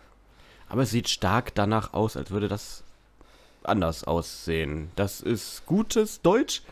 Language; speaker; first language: German; native; German